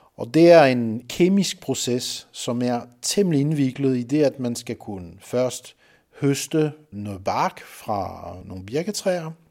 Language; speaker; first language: Danish; non-native, fluent; French